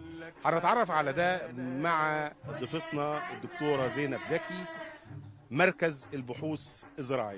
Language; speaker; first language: Arabic; native; Arabic